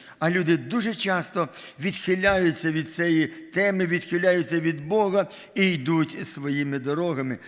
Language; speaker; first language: Ukrainian; non-native, local second language; Russian